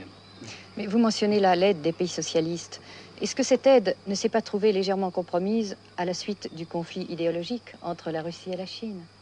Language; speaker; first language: French; native; French